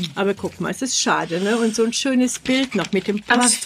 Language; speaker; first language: German; native; German